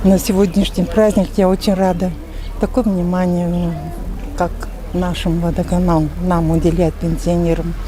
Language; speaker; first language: Russian; non-native, local second language; Kazakh